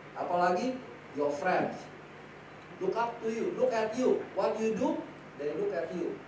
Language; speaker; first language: English; non-native, fluent; Indonesian